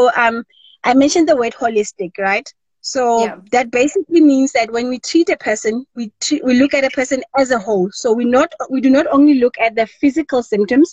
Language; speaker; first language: English; non-native, local second language; Tswana